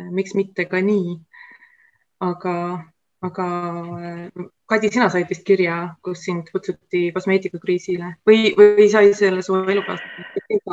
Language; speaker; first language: Estonian; native; Estonian